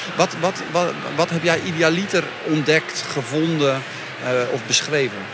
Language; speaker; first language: Dutch; native; Dutch